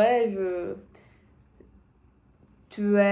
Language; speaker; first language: French; non-native, learner; Portuguese